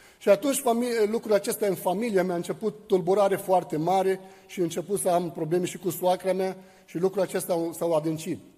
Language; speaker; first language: Romanian; non-native, fluent; Arabic